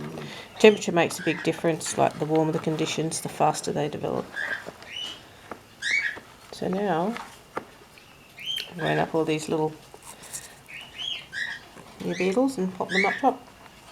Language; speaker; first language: English; native; English